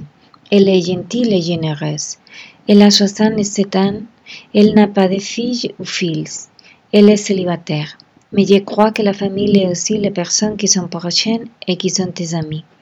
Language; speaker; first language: French; non-native, learner; Spanish